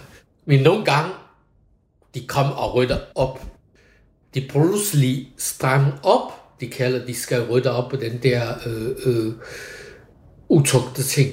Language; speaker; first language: Danish; non-native, fluent; Chinese